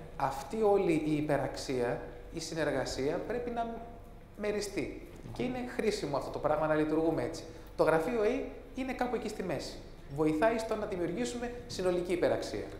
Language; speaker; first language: Greek; native; Greek